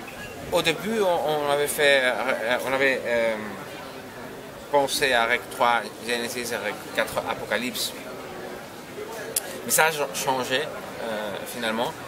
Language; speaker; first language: French; non-native, fluent; Spanish